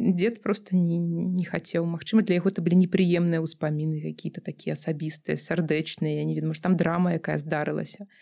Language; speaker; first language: Belarusian; non-native, local second language; Russian